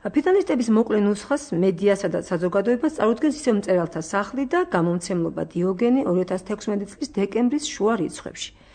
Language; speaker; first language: Georgian; native; Georgian